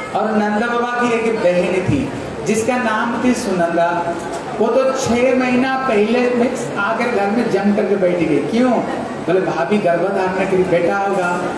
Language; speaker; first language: Hindi; native; Hindi